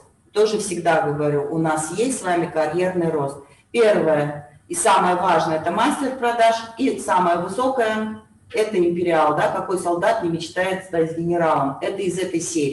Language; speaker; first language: Russian; native; Russian